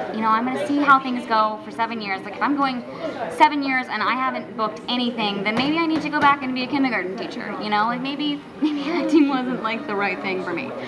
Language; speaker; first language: English; native; English